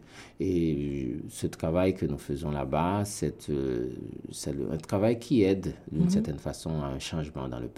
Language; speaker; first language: French; non-native, local second language; Haitian Creole